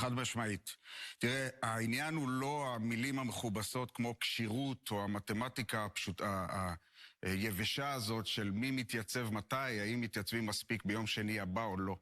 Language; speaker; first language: Hebrew; native; Hebrew